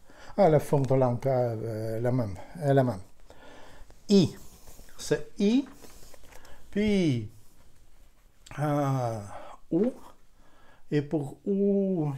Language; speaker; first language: French; non-native, fluent; Ukrainian